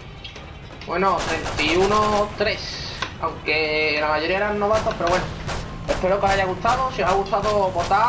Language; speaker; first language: Spanish; native; Spanish